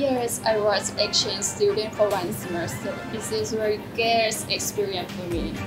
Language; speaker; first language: English; non-native, learner; Thai